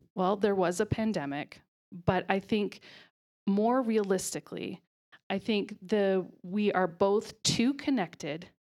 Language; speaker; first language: English; native; English